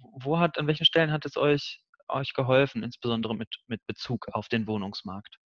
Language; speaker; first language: German; native; German